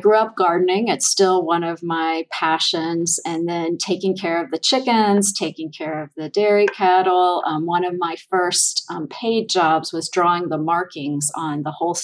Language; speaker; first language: English; native; English